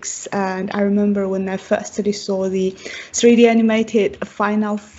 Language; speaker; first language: English; non-native, fluent; Chinese